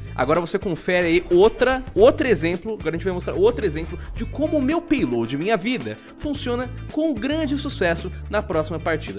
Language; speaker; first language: Portuguese; native; Portuguese